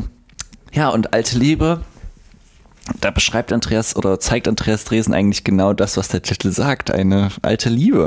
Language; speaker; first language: German; native; German